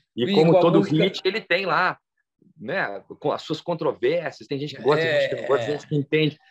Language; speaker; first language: Portuguese; native; Portuguese